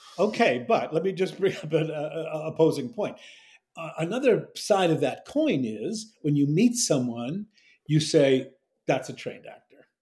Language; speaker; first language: English; native; English